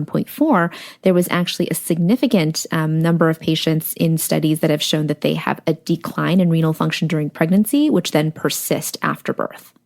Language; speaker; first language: English; native; English